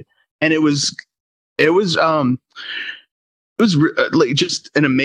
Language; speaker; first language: English; native; English